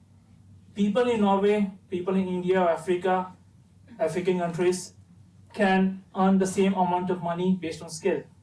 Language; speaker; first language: English; non-native, fluent; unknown